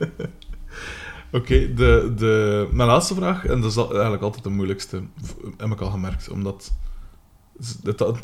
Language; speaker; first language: Dutch; native; Dutch